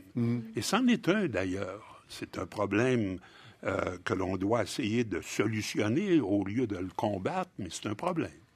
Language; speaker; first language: French; native; French